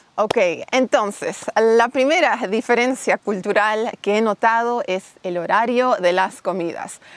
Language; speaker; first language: Spanish; non-native, fluent; English